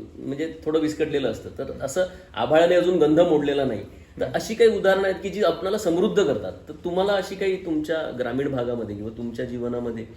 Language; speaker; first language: Marathi; native; Marathi